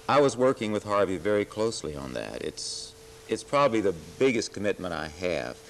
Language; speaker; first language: English; native; English